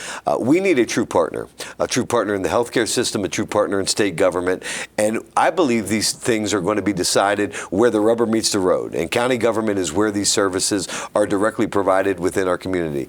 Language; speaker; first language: English; native; English